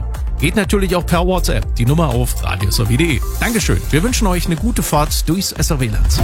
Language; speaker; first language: German; native; German